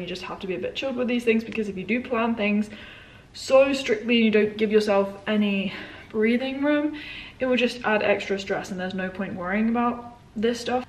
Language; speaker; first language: English; native; English